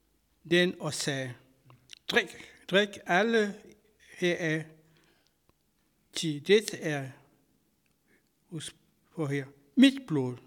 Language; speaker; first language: Danish; non-native, fluent; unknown